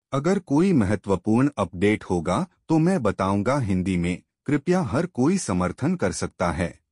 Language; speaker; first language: Hindi; non-native, local second language; Telugu